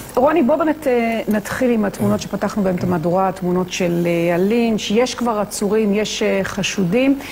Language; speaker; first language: Hebrew; native; Hebrew